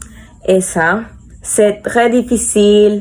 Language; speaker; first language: French; non-native, learner; Spanish